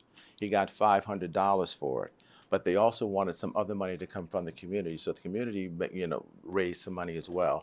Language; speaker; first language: English; native; English